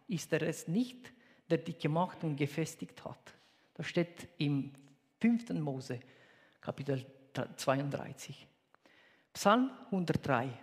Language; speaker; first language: German; non-native, fluent; Romanian